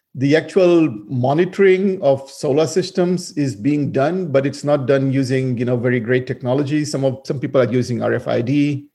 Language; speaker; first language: English; non-native, fluent; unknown